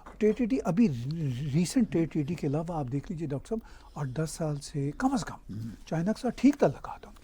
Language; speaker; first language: Urdu; non-native, local second language; Punjabi